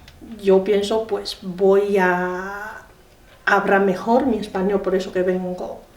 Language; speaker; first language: Spanish; non-native, learner; Chinese